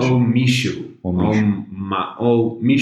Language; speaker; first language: Hebrew; non-native, fluent; English